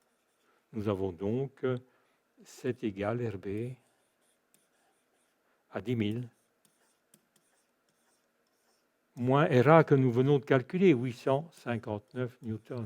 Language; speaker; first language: French; native; French